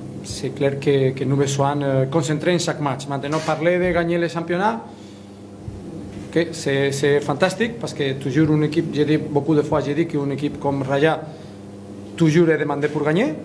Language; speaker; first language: French; non-native, learner; Spanish